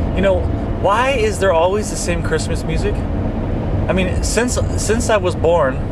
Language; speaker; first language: English; native; English